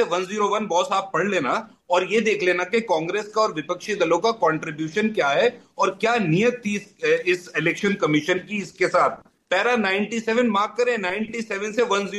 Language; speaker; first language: Hindi; native; Hindi